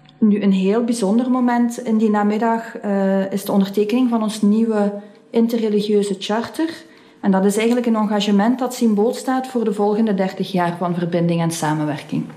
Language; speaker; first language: Dutch; native; Dutch